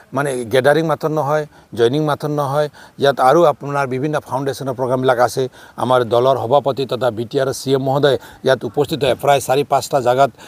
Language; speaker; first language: Assamese; non-native, local second language; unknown